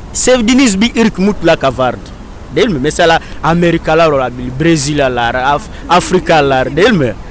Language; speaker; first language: Turkish; non-native, fluent; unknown